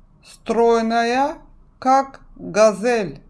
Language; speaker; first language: Russian; non-native, fluent; Turkish